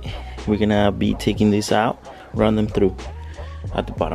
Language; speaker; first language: English; native; English